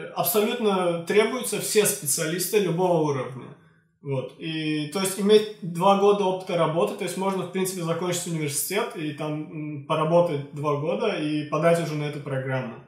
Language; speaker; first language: Russian; non-native, local second language; Azerbaijani